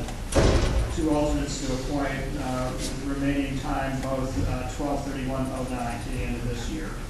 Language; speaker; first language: English; native; English